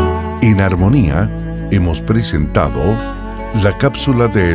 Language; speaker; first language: Spanish; native; Spanish